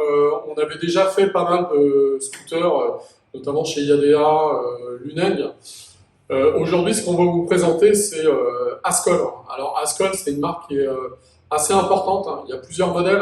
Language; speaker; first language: French; native; French